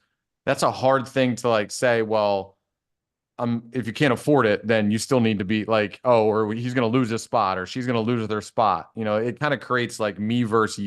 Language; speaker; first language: English; native; English